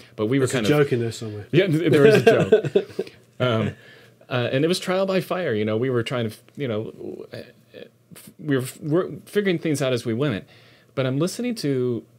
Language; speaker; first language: English; native; English